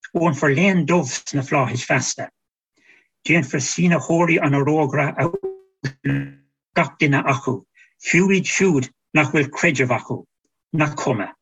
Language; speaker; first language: Irish; native; Irish